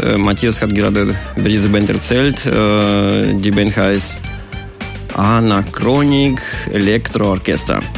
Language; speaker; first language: German; non-native, fluent; Russian